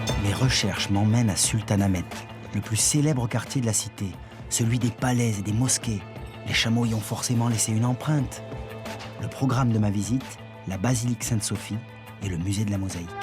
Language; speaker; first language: French; native; French